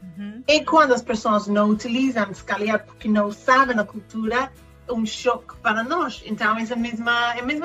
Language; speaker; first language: Portuguese; non-native, fluent; Spanish